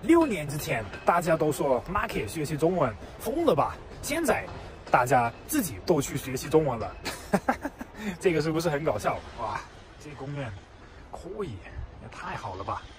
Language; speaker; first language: Chinese; non-native, fluent; German